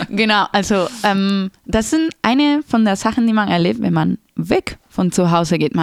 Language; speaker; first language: German; non-native, fluent; Spanish